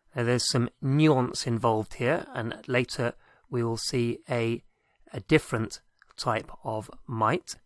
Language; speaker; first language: English; native; English